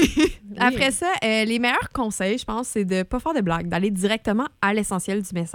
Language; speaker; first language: French; native; French